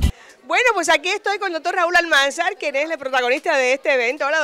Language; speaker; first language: Spanish; native; Spanish